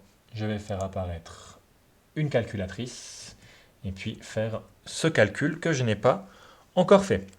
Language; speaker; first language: French; native; French